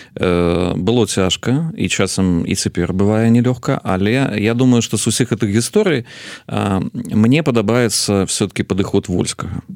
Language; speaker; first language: Belarusian; native; Belarusian